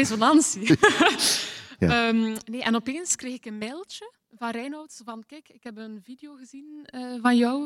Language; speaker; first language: Dutch; native; Dutch